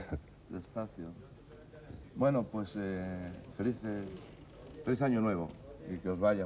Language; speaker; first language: Spanish; native; Spanish